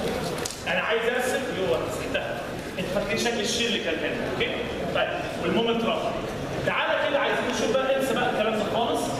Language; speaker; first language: Arabic; native; Arabic